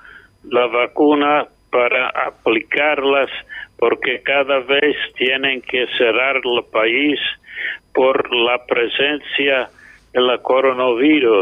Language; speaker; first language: Spanish; non-native, fluent; English